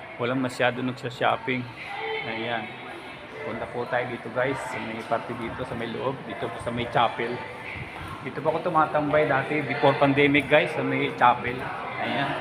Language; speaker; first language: Filipino; native; Filipino